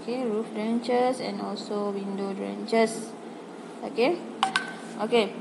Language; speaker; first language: English; non-native, local second language; Malay